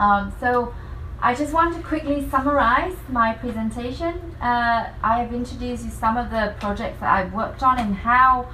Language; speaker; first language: English; non-native, fluent; Vietnamese